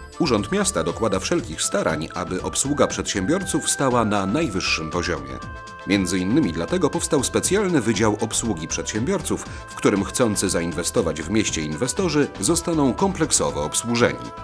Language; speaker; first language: Polish; native; Polish